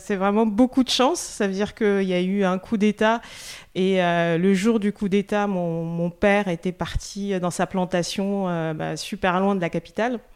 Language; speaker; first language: French; non-native, local second language; Russian